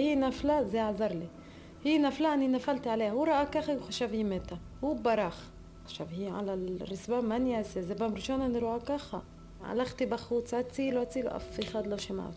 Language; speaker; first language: Hebrew; non-native, learner; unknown